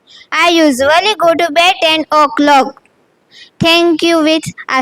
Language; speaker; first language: English; non-native, learner; Gujarati